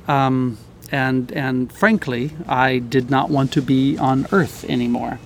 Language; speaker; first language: English; native; English